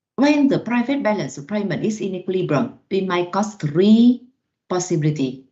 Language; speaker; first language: English; non-native, fluent; Vietnamese